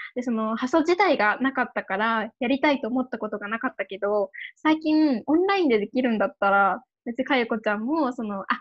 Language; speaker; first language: Japanese; native; Japanese